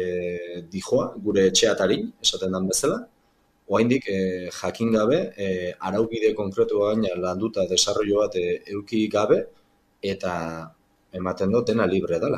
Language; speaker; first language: Basque; native; Basque